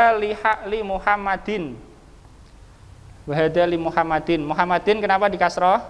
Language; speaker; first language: Indonesian; native; Indonesian